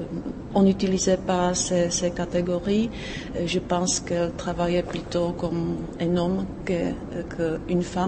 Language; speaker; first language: French; non-native, fluent; Czech